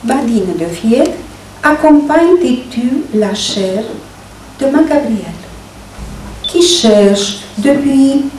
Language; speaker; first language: French; non-native, fluent; Romanian